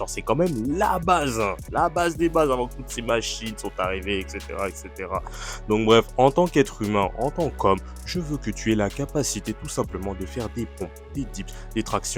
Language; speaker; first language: French; native; French